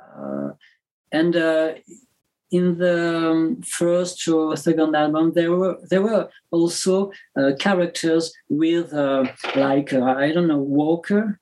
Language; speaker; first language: English; non-native, learner; French